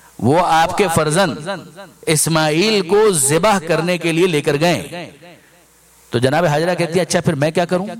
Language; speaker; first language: Urdu; non-native, local second language; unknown